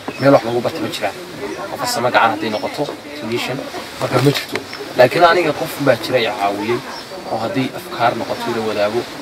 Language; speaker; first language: Somali; native; Somali